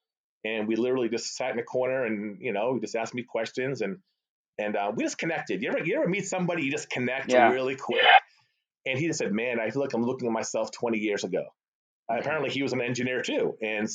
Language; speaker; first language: English; early bilingual, other home language; Arabic